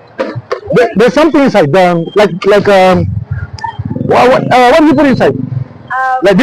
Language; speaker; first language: English; non-native, fluent; French